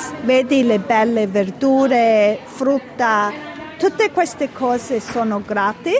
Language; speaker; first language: Italian; early bilingual, heritage; Italian